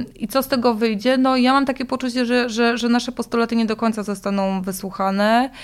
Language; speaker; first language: Polish; native; Polish